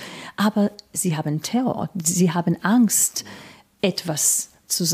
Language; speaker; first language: German; non-native, fluent; Hebrew